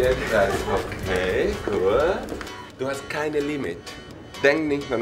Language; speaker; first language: German; non-native, fluent; Spanish